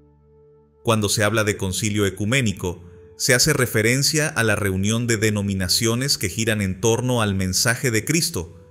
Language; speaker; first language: Spanish; native; Spanish